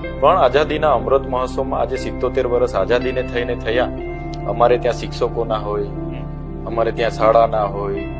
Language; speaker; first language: Gujarati; non-native, local second language; Bhili